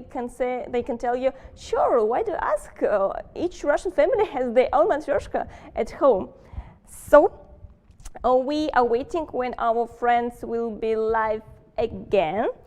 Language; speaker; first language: English; non-native, fluent; Russian